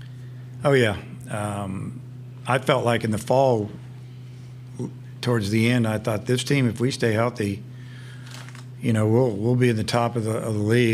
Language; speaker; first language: English; native; English